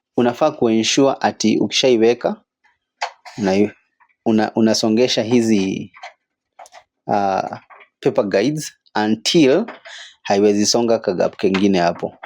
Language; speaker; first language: Swahili; native; Swahili